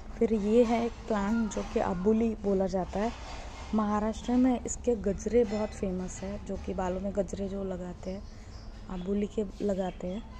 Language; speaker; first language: Hindi; non-native, local second language; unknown